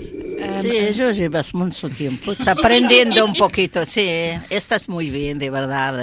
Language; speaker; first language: Spanish; non-native, learner; Arabic